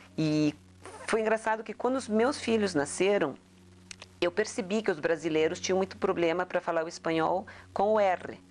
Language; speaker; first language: Portuguese; early bilingual, other home language; Spanish